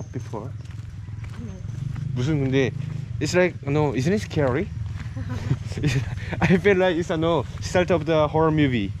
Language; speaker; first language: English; non-native, learner; Korean